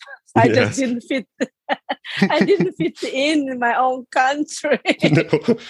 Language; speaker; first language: English; non-native, fluent; Japanese